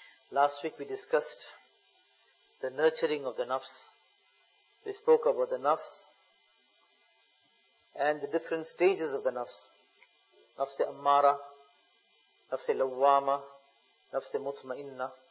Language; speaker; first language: English; native; English